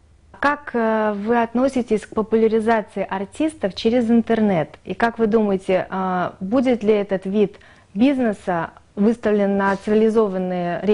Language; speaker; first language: Russian; native; Russian